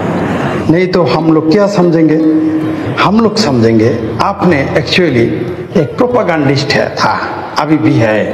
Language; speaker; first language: Hindi; non-native, fluent; Bangla